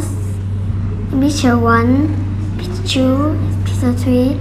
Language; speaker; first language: English; non-native, learner; Vietnamese